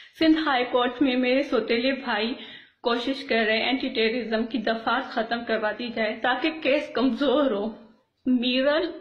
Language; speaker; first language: Urdu; non-native, local second language; Baluchi